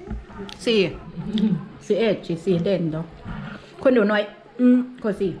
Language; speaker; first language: Italian; non-native, learner; Thai